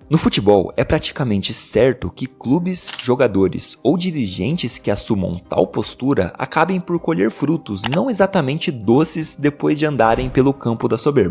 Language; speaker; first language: Portuguese; native; Portuguese